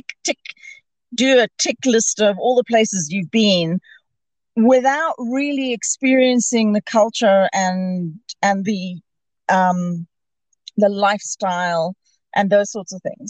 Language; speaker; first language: English; native; English